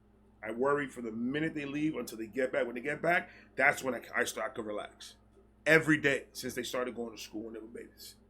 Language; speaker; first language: English; native; English